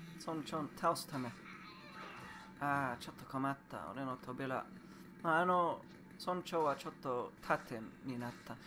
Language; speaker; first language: Japanese; non-native, learner; English